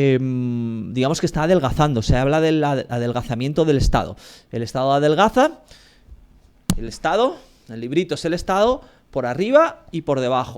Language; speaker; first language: Spanish; native; Spanish